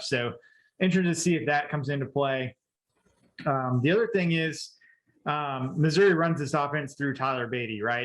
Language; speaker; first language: English; native; English